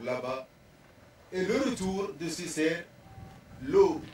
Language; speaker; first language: French; non-native, local second language; Arabic